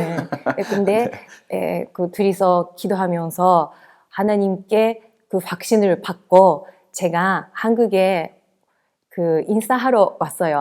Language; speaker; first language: Korean; non-native, fluent; Japanese